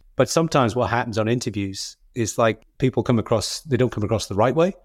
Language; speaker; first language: English; native; English